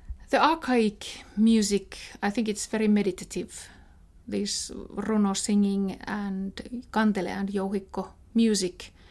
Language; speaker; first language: English; non-native, fluent; Finnish